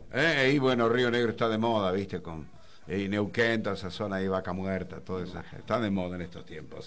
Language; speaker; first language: Spanish; native; Spanish